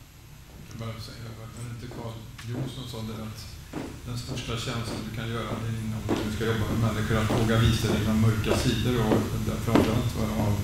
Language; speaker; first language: Swedish; native; Swedish